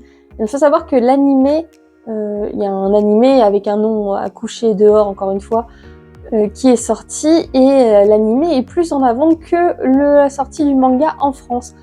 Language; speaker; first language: French; native; French